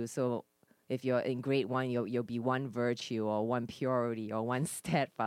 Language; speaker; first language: English; native; English